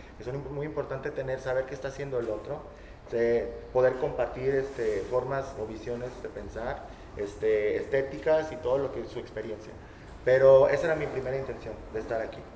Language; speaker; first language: Spanish; native; Spanish